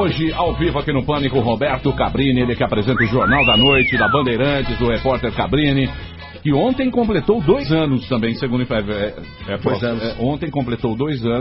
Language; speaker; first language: Portuguese; native; Portuguese